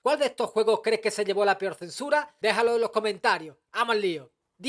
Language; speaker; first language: Spanish; native; Spanish